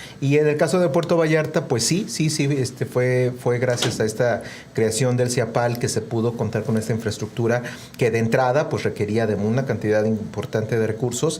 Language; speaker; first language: Spanish; native; Spanish